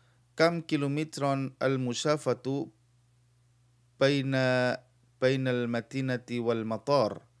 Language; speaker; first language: Arabic; non-native, fluent; Indonesian